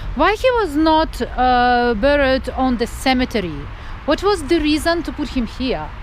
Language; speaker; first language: English; non-native, fluent; Russian